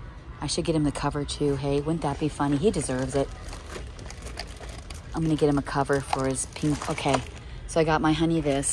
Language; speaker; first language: English; native; English